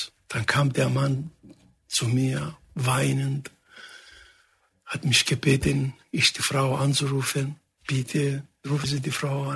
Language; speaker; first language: German; non-native, fluent; Greek